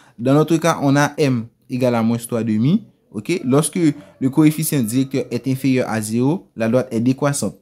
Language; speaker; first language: French; non-native, local second language; Haitian Creole